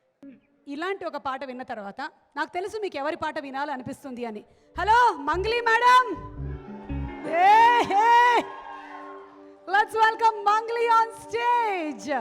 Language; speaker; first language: Telugu; native; Telugu